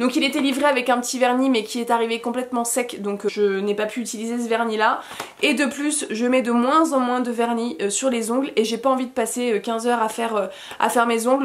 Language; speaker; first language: French; native; French